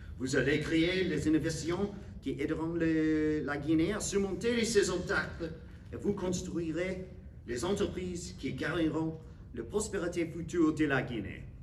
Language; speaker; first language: French; non-native, fluent; English